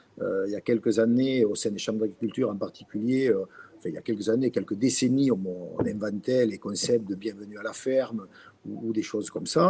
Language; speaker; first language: French; native; French